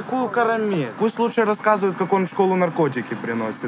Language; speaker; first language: Russian; native; Russian